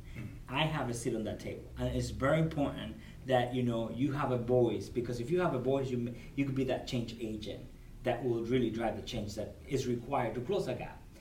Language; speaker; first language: English; non-native, fluent; Spanish